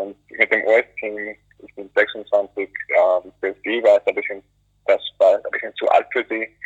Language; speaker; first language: German; non-native, fluent; English